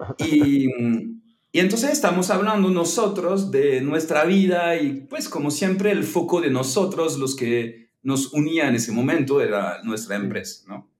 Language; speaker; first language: Spanish; non-native, fluent; French